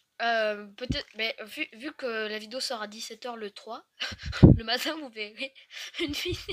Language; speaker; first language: French; native; French